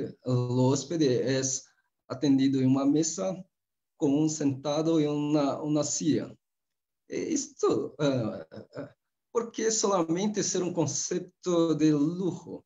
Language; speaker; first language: Spanish; non-native, fluent; Portuguese